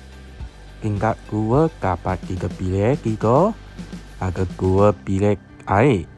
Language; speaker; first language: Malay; non-native, local second language; Chinese